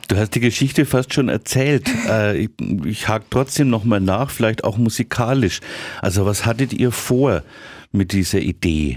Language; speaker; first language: German; native; German